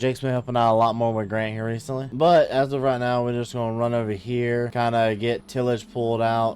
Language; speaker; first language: English; native; English